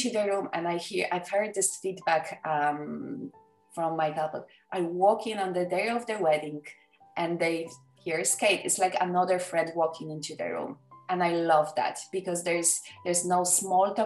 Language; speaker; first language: English; non-native, fluent; Polish